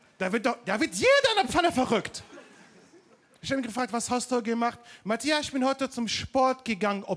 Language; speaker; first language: German; non-native, fluent; Arabic